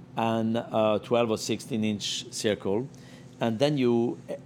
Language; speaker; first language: English; non-native, fluent; French